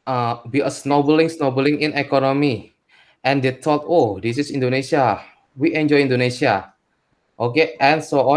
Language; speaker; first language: English; non-native, learner; Indonesian